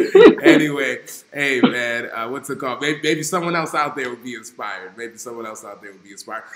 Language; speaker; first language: English; native; English